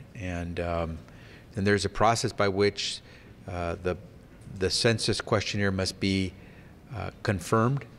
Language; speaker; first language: English; early bilingual, other home language; Spanish